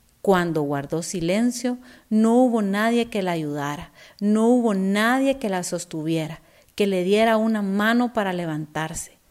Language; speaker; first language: Spanish; native; Spanish